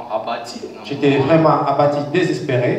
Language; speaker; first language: French; non-native, local second language; Lingala